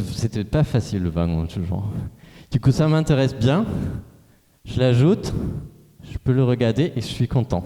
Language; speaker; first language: French; non-native, fluent; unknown